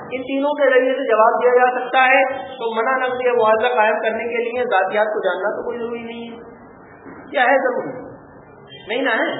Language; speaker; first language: Urdu; native; Urdu